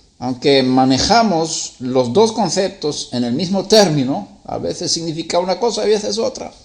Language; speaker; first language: Spanish; non-native, fluent; Swedish